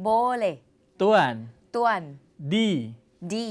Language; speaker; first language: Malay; non-native, learner; Thai